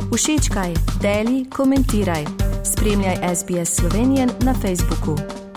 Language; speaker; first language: Slovenian; non-native, fluent; Spanish